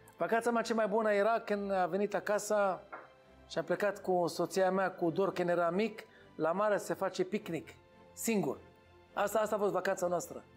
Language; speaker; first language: Romanian; non-native, learner; Hebrew